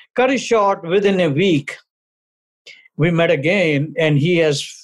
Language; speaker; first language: English; non-native, local second language; Punjabi